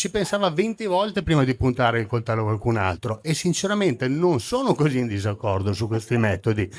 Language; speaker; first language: Italian; early bilingual, other home language; Croatian